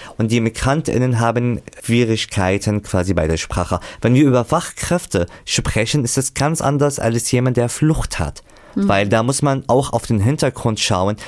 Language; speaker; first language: German; non-native, fluent; Arabic